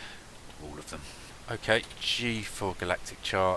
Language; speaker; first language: English; native; English